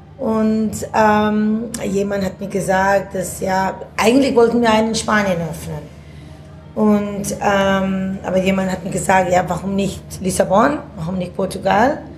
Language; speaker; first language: German; non-native, fluent; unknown